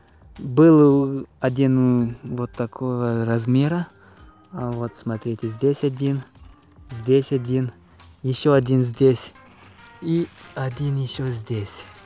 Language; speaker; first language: Russian; non-native, fluent; Romanian